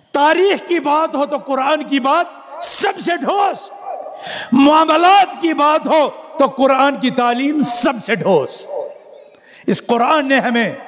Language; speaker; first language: Urdu; non-native, local second language; Kashmiri